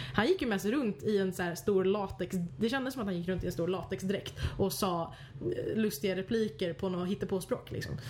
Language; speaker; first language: Swedish; native; Swedish